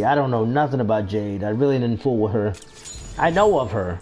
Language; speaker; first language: English; native; English